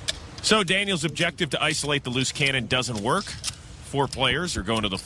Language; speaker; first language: English; native; English